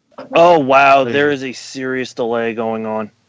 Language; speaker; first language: English; native; English